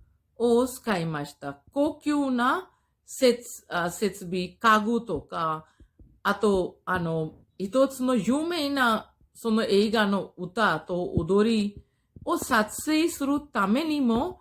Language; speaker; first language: Japanese; non-native, fluent; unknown